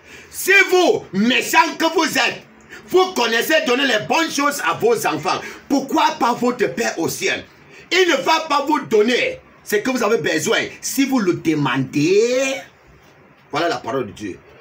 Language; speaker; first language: French; non-native, local second language; English